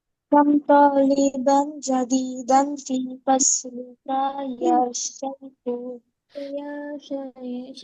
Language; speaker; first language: Arabic; non-native, learner; Bangla